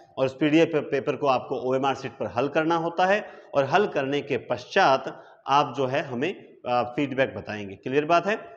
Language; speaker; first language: Hindi; native; Hindi